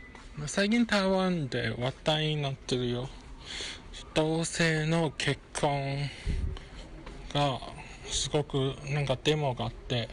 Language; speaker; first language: Japanese; non-native, fluent; Chinese